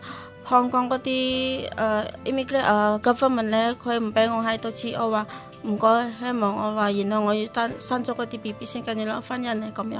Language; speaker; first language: Chinese; non-native, learner; Indonesian